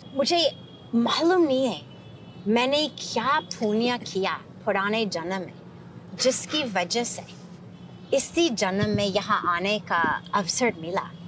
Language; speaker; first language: Hindi; non-native, fluent; English